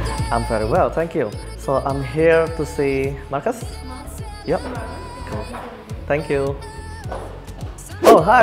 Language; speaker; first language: English; non-native, fluent; Indonesian